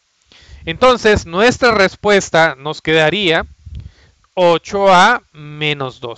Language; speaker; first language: Spanish; native; Spanish